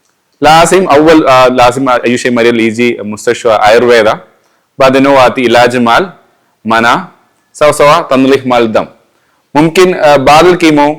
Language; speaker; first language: Arabic; non-native, learner; Malayalam